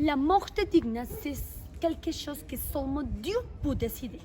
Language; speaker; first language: French; non-native, learner; Spanish